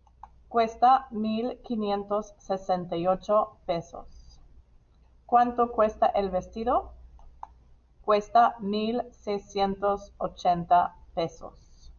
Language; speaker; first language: Spanish; non-native, fluent; English